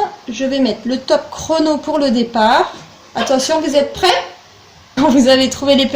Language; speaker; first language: French; native; French